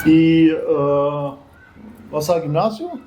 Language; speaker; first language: Spanish; non-native, learner; German